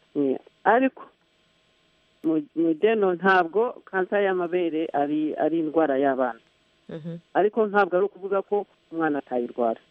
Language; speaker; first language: Kinyarwanda; early bilingual, heritage; Kinyarwanda